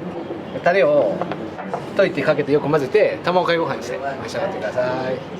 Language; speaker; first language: Japanese; native; Japanese